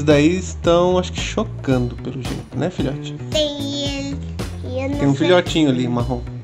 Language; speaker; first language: Portuguese; native; Portuguese